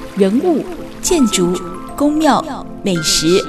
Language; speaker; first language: Chinese; native; Chinese